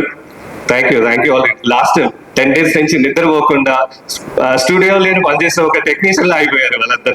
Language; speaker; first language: Telugu; non-native, fluent; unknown